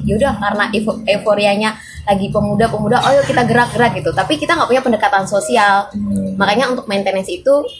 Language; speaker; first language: Indonesian; native; Indonesian